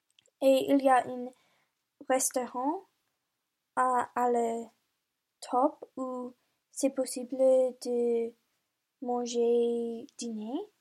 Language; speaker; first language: French; non-native, learner; English